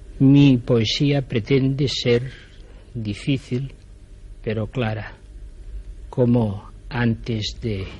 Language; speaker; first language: Spanish; non-native, local second language; Catalan